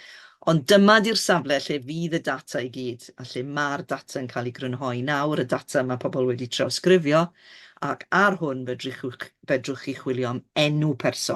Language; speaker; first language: Welsh; native; Welsh